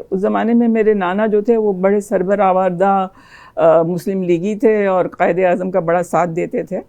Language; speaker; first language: Urdu; native; Urdu